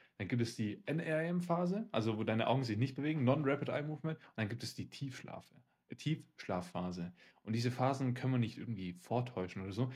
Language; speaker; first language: German; early bilingual, other home language; Russian